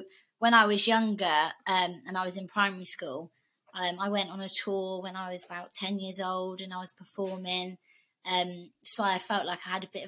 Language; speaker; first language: English; native; English